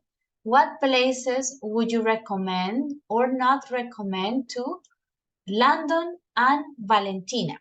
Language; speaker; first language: English; non-native, fluent; Spanish